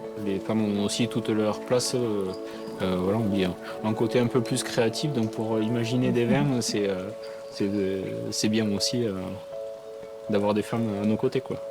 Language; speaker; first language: French; native; French